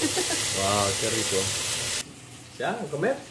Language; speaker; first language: Spanish; native; Spanish